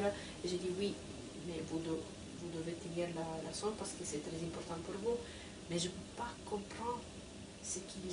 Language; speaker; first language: French; non-native, fluent; Italian